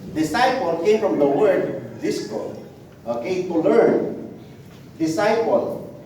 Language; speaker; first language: English; non-native, local second language; Filipino